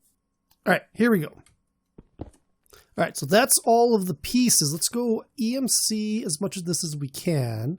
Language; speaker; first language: English; native; English